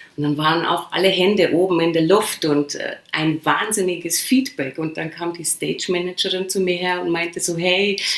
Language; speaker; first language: German; early bilingual, other home language; Polish